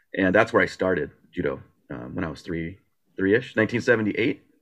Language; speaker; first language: English; early bilingual, other home language; Japanese